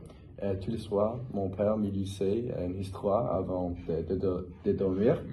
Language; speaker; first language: French; non-native, learner; English